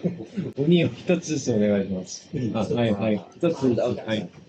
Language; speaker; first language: Japanese; non-native, learner; Korean